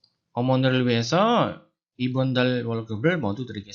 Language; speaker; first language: Korean; non-native, fluent; Indonesian